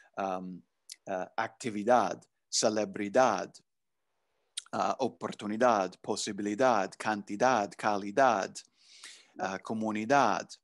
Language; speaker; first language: Spanish; non-native, fluent; English